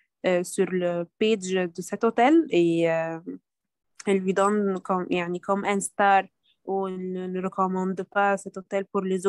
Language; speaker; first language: French; non-native, learner; Arabic